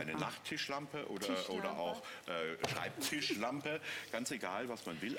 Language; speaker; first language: German; native; German